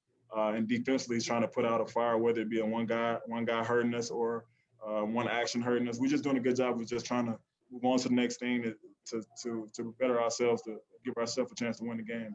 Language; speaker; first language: English; native; English